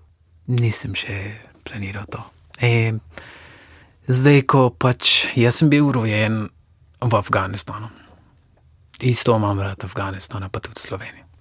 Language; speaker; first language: Slovenian; non-native, fluent; Persian